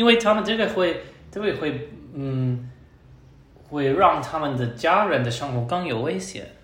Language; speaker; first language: Chinese; non-native, learner; English